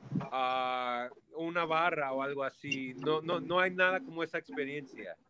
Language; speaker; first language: Spanish; early bilingual, heritage; Spanish